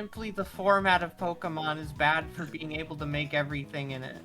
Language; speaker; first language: English; native; English